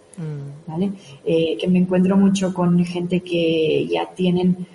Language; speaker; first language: Spanish; native; Spanish